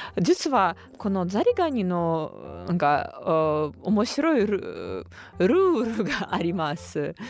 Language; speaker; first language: Japanese; non-native, learner; Russian